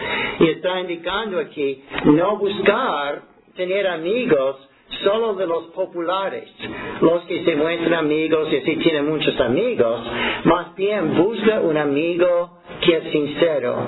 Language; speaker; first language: Spanish; non-native, fluent; English